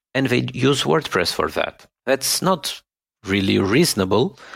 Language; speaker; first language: English; non-native, fluent; Romanian